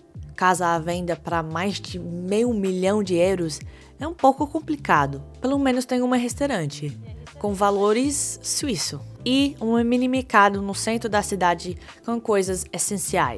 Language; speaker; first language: Portuguese; non-native, fluent; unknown